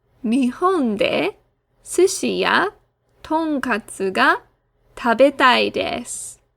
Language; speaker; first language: Japanese; non-native, fluent; English